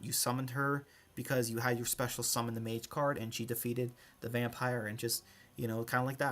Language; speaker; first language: English; native; English